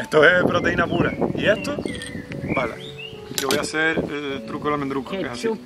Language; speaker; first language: Spanish; native; Spanish